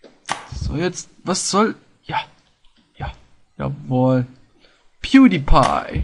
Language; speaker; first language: German; native; German